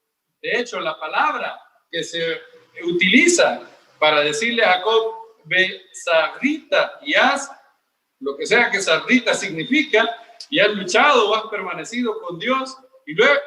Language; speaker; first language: Spanish; native; Spanish